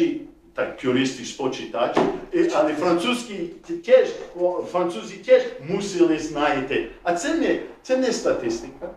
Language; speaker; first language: Ukrainian; non-native, learner; English